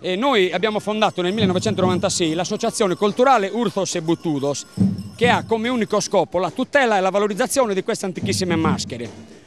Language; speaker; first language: Italian; native; Italian